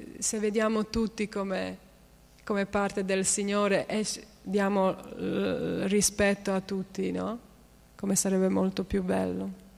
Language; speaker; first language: Italian; non-native, fluent; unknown